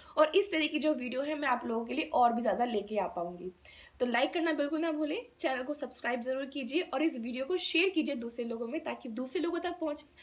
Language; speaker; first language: Hindi; native; Hindi